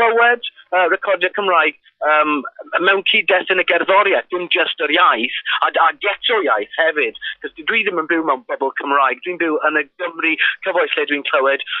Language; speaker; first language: Welsh; non-native, local second language; English